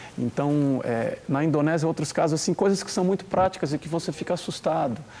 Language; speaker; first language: Portuguese; native; Portuguese